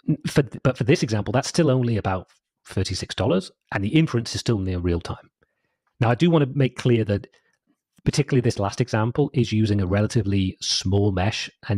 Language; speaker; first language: English; native; English